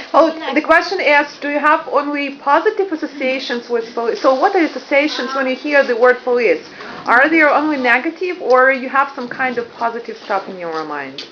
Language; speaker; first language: English; non-native, fluent; Ukrainian